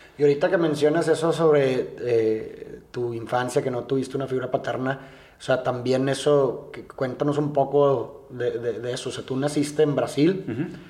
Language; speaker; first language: Spanish; native; Spanish